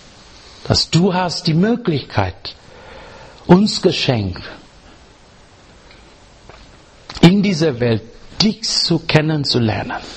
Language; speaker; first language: German; non-native, learner; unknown